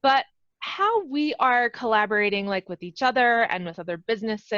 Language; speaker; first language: English; native; English